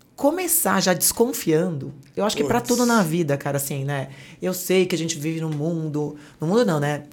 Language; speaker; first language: Portuguese; native; Portuguese